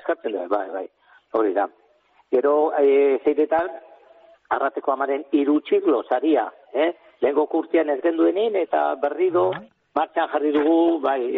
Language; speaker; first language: Basque; native; Basque